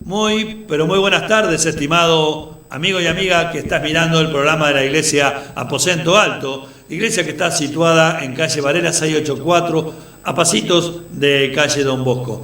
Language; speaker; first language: Spanish; native; Spanish